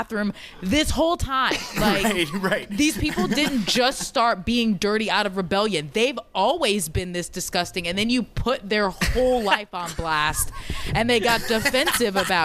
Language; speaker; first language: English; native; English